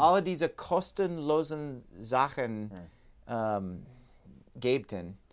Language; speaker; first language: German; non-native, learner; English